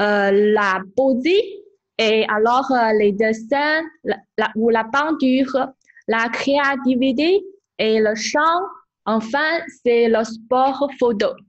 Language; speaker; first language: French; non-native, fluent; Chinese